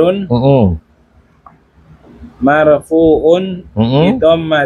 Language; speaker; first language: Arabic; non-native, learner; Indonesian